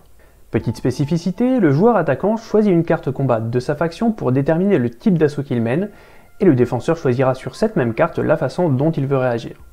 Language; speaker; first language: French; native; French